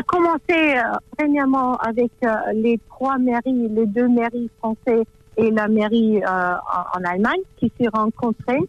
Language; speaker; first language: French; non-native, fluent; German